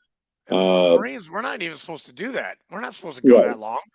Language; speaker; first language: English; native; English